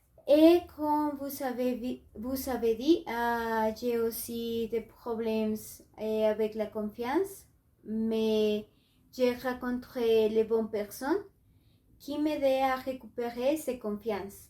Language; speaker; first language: French; non-native, learner; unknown